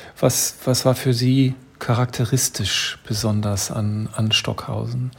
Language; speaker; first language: German; native; German